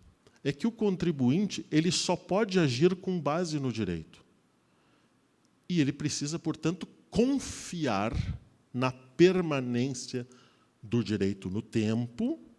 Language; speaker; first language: Portuguese; native; Portuguese